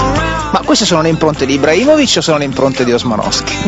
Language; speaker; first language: Italian; native; Italian